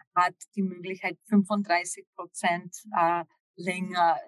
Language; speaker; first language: German; non-native, fluent; English